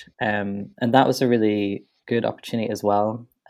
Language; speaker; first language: English; native; English